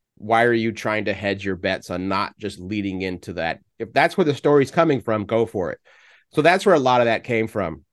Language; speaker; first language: English; native; English